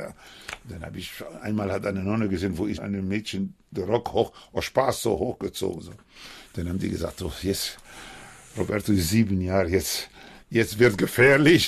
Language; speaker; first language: German; non-native, fluent; Spanish